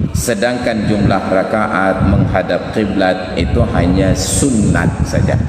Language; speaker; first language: Malay; non-native, local second language; Achinese